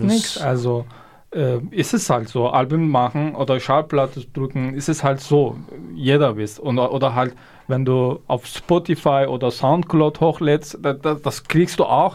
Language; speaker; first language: German; non-native, fluent; Kurdish